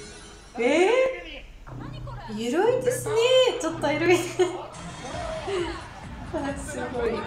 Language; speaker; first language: Japanese; non-native, learner; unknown